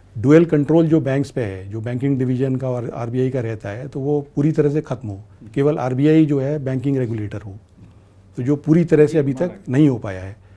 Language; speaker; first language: Hindi; native; Hindi